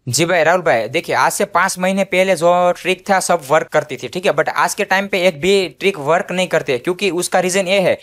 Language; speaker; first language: Hindi; non-native, local second language; Gujarati